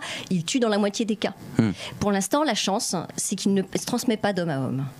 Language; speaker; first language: French; native; French